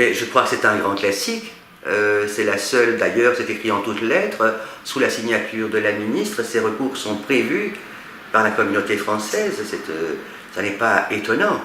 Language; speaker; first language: French; native; French